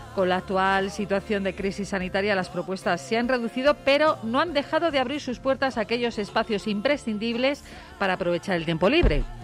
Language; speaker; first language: Spanish; native; Spanish